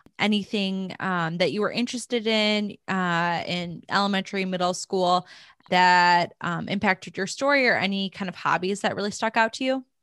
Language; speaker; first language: English; native; English